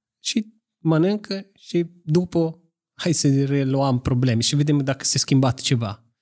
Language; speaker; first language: Romanian; non-native, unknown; Italian